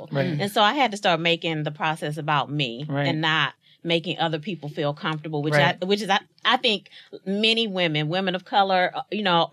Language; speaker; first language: English; native; English